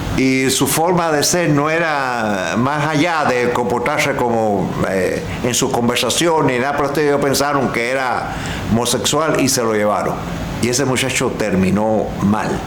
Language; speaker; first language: Spanish; native; Spanish